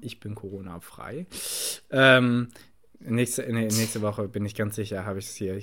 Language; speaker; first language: German; native; German